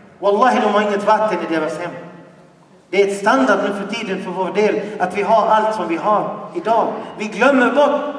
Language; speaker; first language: Swedish; non-native, fluent; Arabic